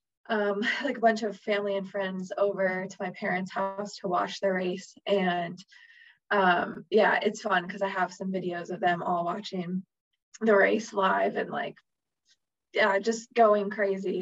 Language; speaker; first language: English; native; English